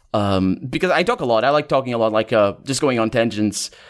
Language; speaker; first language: English; non-native, fluent; Portuguese